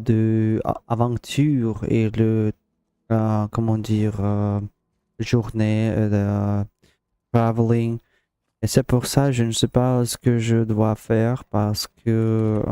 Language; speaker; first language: French; non-native, learner; Russian